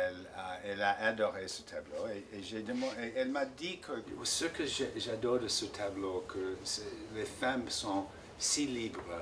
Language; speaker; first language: French; non-native, fluent; English